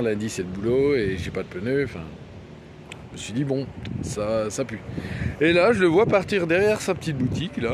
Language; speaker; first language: French; native; French